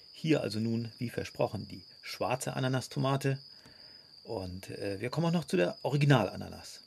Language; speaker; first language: German; native; German